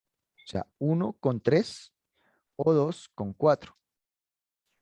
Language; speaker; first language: Spanish; native; Spanish